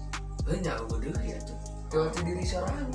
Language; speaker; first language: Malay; non-native, local second language; Sundanese